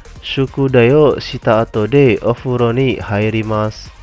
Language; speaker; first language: Japanese; non-native, fluent; Indonesian